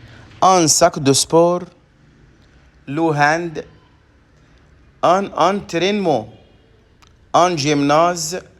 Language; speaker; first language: French; non-native, fluent; Arabic